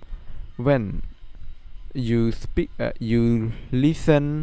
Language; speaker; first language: English; non-native, learner; Khmer